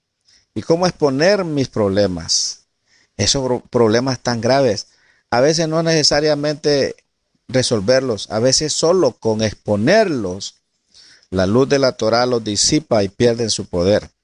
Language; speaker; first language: Spanish; native; Spanish